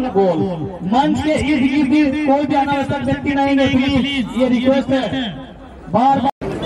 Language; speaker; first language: Hindi; native; Hindi